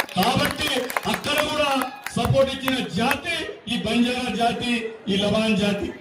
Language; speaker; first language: Telugu; non-native, local second language; Lambadi